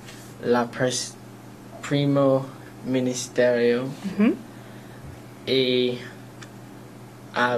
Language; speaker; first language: Spanish; non-native, learner; English